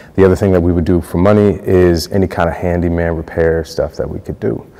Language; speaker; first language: English; native; English